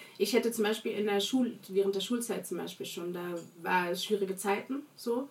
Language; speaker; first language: German; early bilingual, other home language; Portuguese